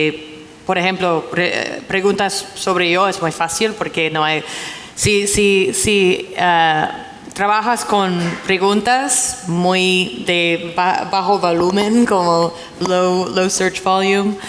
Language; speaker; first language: Spanish; non-native, fluent; English